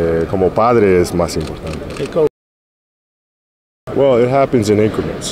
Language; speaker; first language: Spanish; non-native, learner; English